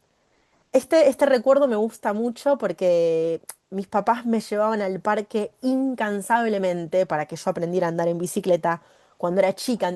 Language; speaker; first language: Spanish; native; Spanish